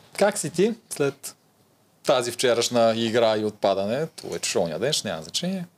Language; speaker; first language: Bulgarian; native; Bulgarian